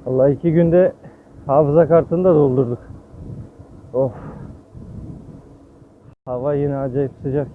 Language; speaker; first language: Turkish; early bilingual, heritage; Turkish